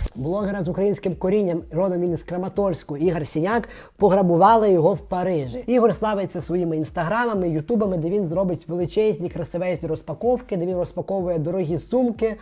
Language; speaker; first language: Ukrainian; non-native, local second language; Russian